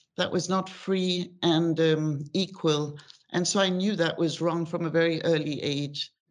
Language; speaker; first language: English; native; English